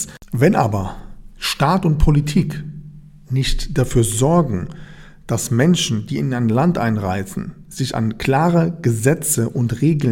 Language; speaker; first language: German; native; German